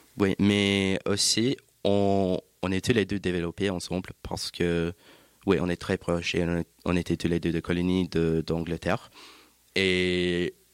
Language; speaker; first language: French; non-native, learner; English